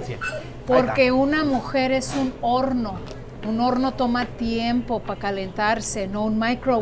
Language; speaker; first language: Spanish; early bilingual, heritage; Spanish